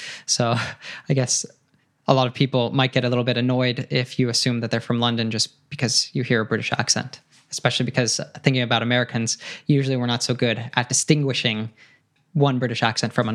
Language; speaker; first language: English; native; English